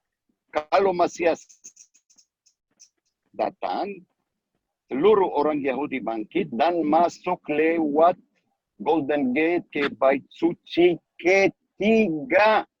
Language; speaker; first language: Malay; non-native, learner; Hebrew